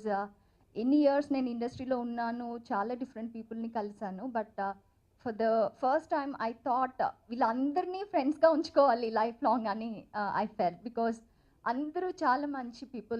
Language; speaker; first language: Telugu; non-native, fluent; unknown